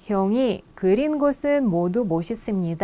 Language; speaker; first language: Korean; non-native, fluent; Russian